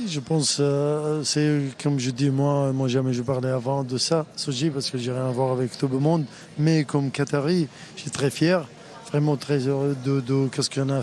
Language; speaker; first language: French; non-native, learner; Arabic